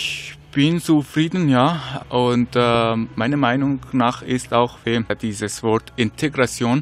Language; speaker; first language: German; non-native, learner; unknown